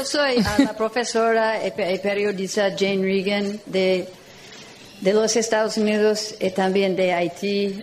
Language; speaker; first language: Spanish; non-native, fluent; English